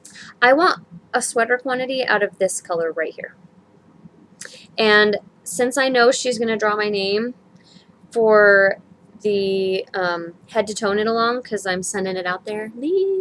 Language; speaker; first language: English; native; English